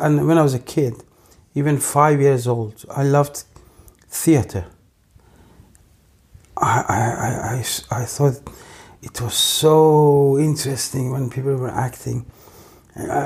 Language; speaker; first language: English; non-native, fluent; Persian